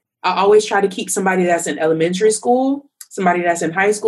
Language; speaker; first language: English; native; English